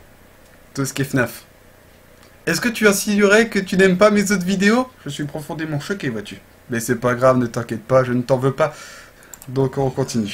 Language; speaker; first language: French; native; French